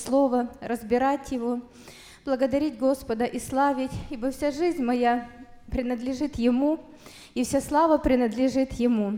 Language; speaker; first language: Russian; native; Russian